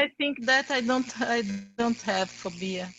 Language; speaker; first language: English; non-native, learner; Portuguese